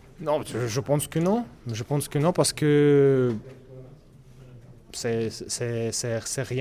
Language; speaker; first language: French; non-native, learner; Russian